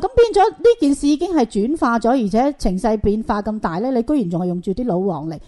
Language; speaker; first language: Cantonese; native; Cantonese